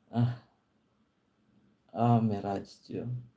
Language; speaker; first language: Turkish; non-native, learner; Filipino